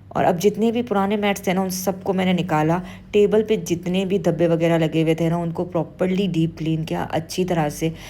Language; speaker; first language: Urdu; native; Urdu